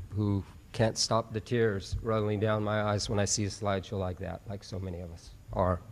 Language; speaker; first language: English; native; English